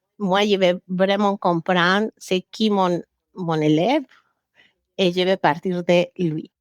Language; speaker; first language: French; non-native, fluent; Spanish